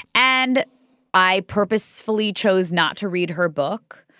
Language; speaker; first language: English; native; English